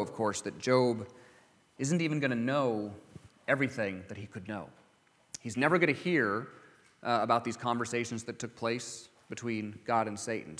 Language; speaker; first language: English; native; English